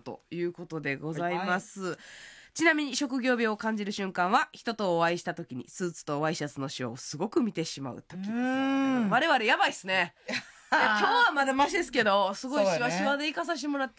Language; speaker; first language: Japanese; native; Japanese